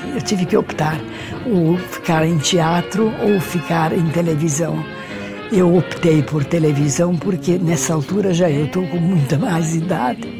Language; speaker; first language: Portuguese; early bilingual, other home language; Hungarian